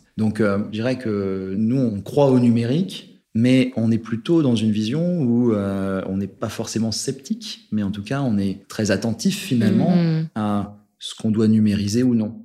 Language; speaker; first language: French; native; French